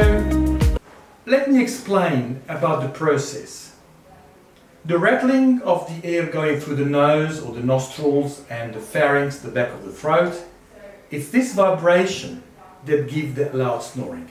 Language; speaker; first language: English; non-native, fluent; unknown